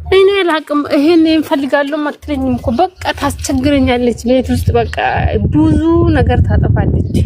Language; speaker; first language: Amharic; non-native, local second language; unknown